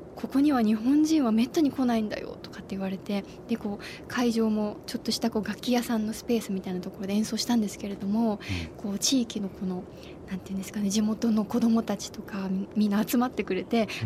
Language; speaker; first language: Japanese; native; Japanese